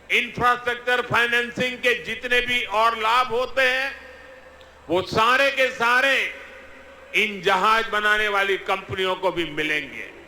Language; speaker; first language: Hindi; non-native, local second language; Gujarati